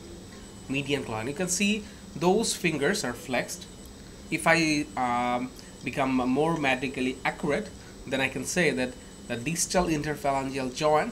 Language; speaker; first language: English; non-native, local second language; Bangla